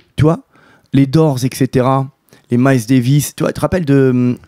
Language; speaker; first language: French; native; French